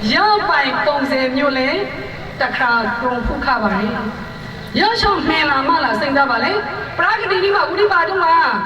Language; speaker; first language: Burmese; native; Burmese